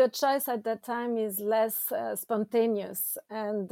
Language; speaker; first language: English; non-native, fluent; French